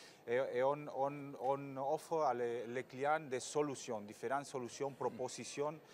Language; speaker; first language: French; non-native, fluent; Spanish